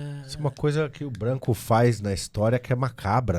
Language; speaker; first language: Portuguese; native; Portuguese